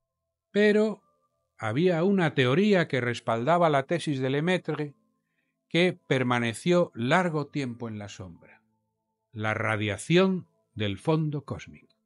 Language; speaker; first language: Spanish; native; Spanish